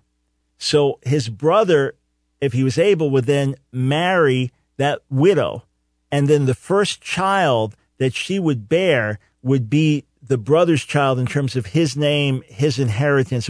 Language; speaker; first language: English; native; English